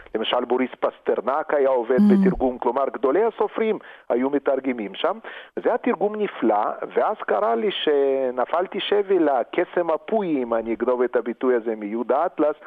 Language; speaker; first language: Hebrew; non-native, fluent; Russian